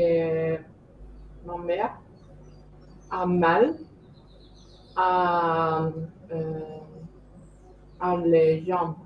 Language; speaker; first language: French; non-native, learner; Chinese